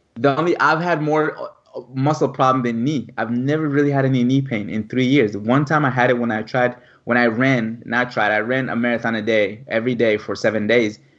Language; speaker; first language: English; early bilingual, other home language; French